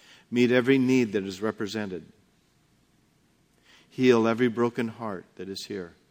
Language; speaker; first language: English; native; English